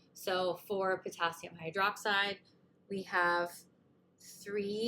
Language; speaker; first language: English; native; English